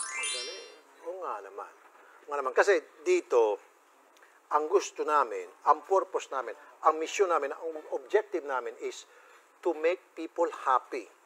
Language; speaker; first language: Filipino; native; Filipino